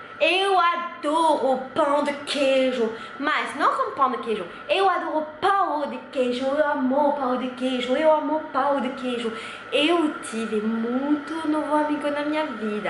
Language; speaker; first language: Portuguese; non-native, fluent; French